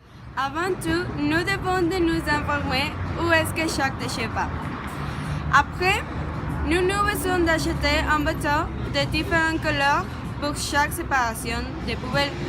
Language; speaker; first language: French; non-native, learner; Spanish